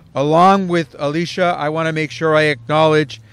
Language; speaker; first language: English; early bilingual, other home language; Spanish